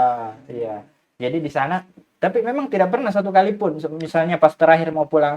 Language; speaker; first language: Indonesian; native; Indonesian